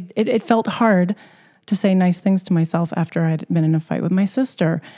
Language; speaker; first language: English; native; English